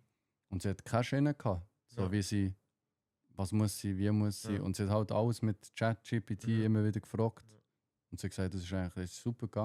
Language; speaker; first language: German; native; German